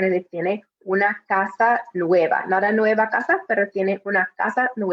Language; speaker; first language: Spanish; non-native, fluent; English